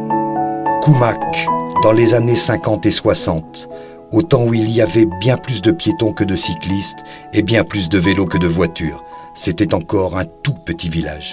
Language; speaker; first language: French; native; French